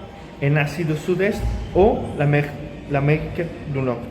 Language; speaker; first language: French; non-native, learner; Spanish